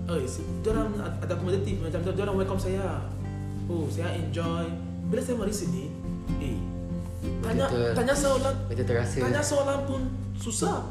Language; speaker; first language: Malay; non-native, learner; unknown